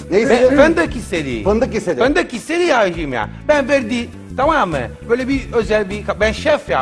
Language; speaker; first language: Turkish; non-native, learner; Italian